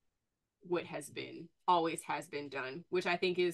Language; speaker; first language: English; native; English